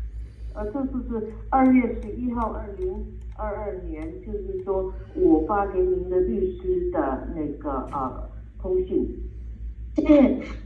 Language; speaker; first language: Chinese; native; Chinese